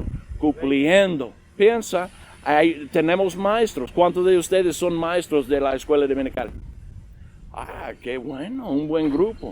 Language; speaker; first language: Spanish; non-native, learner; English